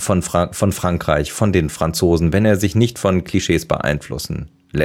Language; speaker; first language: German; native; German